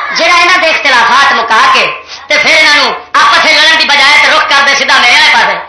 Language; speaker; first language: Urdu; non-native, local second language; Punjabi